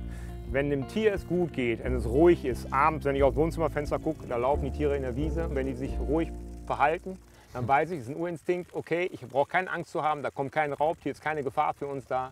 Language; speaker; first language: German; native; German